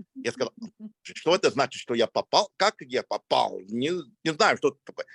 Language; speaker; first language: Russian; non-native, fluent; English